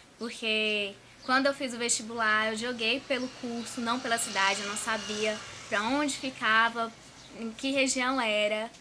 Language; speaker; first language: Portuguese; native; Portuguese